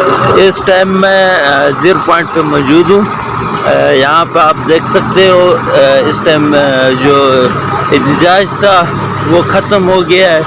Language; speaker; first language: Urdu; non-native, local second language; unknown